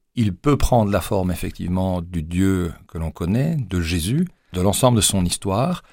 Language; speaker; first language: French; native; French